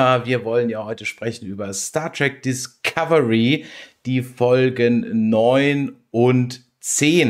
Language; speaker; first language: German; native; German